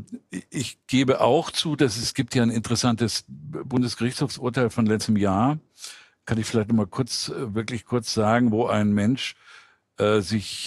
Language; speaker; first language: German; native; German